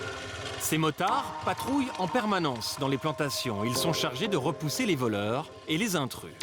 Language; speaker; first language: French; native; French